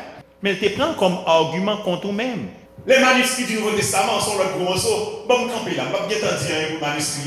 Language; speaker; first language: French; non-native, local second language; Haitian Creole